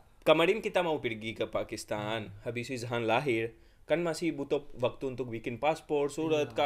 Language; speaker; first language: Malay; non-native, fluent; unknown